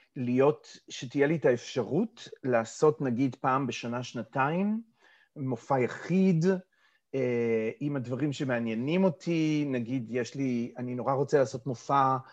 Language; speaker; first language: Hebrew; early bilingual, other home language; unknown